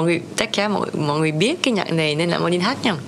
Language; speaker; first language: Vietnamese; early bilingual, heritage; French